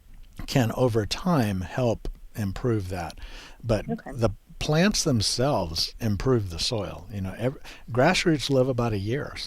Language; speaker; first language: English; native; English